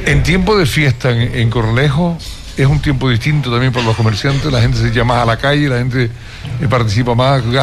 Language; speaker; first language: Spanish; native; Spanish